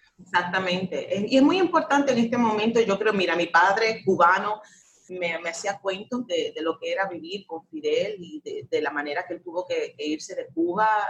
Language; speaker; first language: Spanish; early bilingual, heritage; Spanish